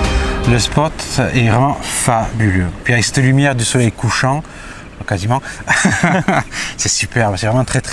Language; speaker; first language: French; native; French